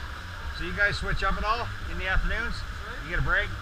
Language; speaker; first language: English; native; English